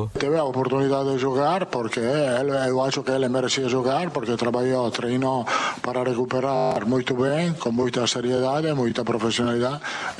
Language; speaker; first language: Portuguese; non-native, learner; Italian